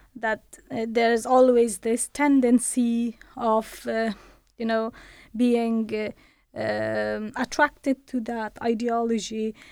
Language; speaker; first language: English; non-native, fluent; Persian